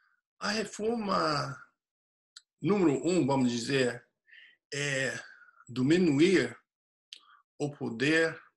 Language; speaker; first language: Portuguese; non-native, fluent; English